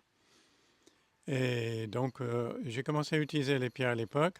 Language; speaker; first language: French; non-native, fluent; English